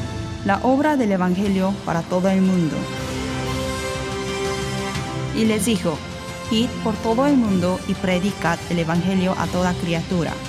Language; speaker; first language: Spanish; non-native, learner; Korean